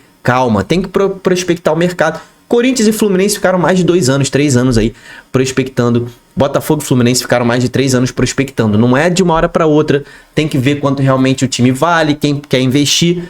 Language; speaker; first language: Portuguese; native; Portuguese